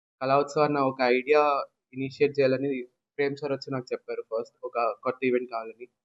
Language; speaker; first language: Telugu; native; Telugu